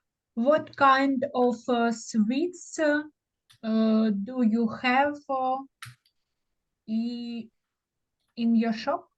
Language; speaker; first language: English; non-native, learner; Ukrainian